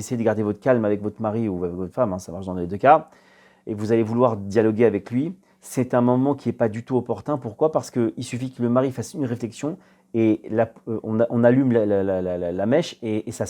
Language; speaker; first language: French; native; French